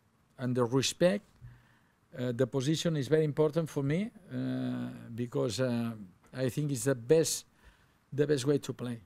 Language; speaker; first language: English; non-native, learner; Catalan